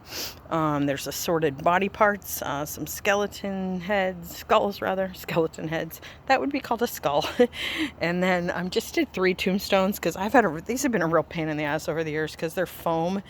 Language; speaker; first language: English; native; English